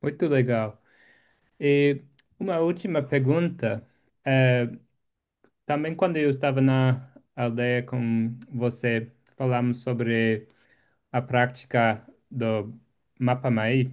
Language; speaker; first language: Portuguese; non-native, fluent; English